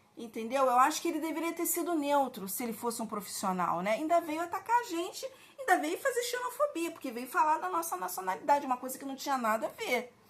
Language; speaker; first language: Portuguese; native; Portuguese